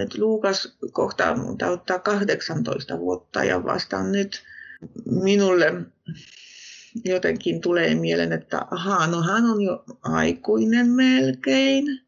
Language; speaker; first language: Finnish; non-native, fluent; Polish